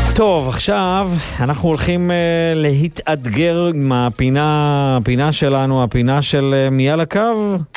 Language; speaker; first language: Hebrew; native; Hebrew